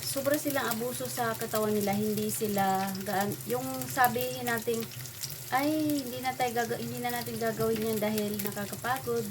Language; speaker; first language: Filipino; non-native, local second language; Cebuano